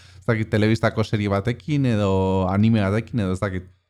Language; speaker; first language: Basque; native; Basque